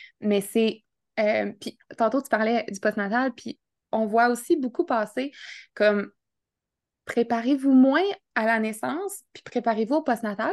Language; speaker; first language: French; native; French